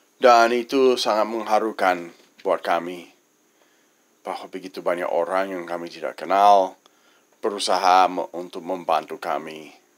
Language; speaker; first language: Indonesian; non-native, fluent; English